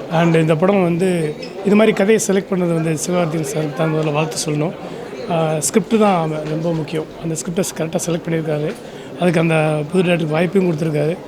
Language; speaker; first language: Tamil; native; Tamil